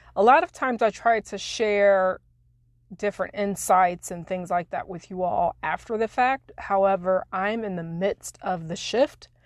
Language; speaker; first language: English; native; English